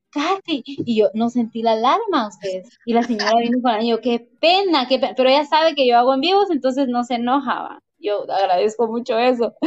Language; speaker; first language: Spanish; native; Spanish